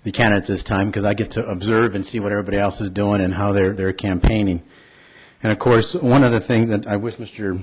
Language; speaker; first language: English; early bilingual, other home language; Spanish